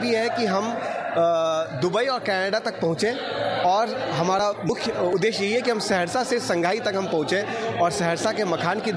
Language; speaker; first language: Hindi; native; Hindi